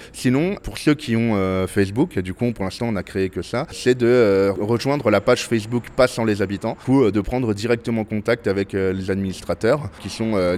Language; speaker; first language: French; native; French